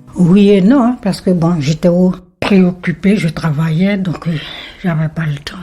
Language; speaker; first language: French; non-native, local second language; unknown